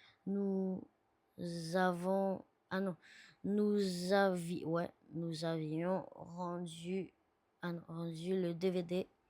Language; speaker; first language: French; non-native, learner; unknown